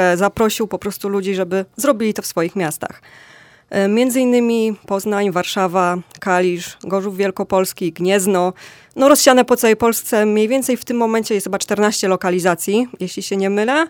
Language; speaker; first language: Polish; native; Polish